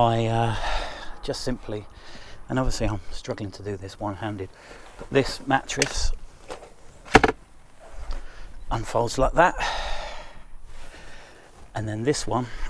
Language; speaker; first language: English; native; English